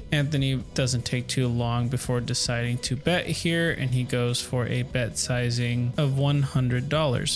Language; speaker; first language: English; native; English